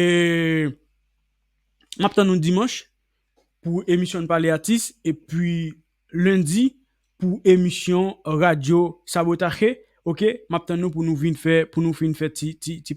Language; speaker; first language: Haitian Creole; native; Haitian Creole